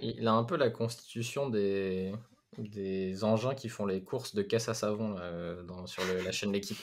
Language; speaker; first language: French; native; French